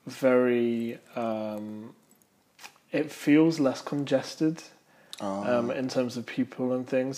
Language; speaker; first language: English; native; English